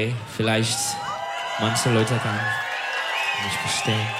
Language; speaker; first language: German; non-native, learner; Turkish